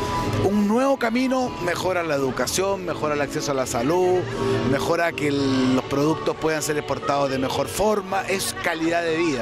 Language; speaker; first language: Spanish; native; Spanish